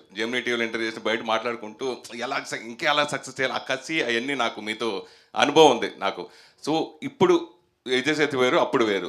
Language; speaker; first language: Telugu; native; Telugu